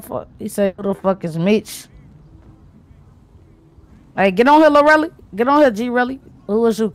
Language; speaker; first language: English; native; English